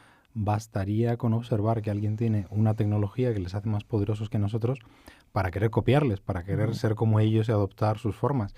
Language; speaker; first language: Spanish; native; Spanish